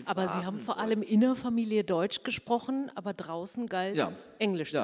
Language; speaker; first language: German; native; German